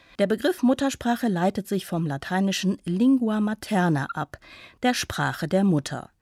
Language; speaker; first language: German; native; German